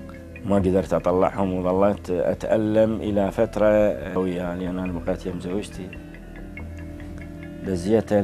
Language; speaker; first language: Arabic; native; Arabic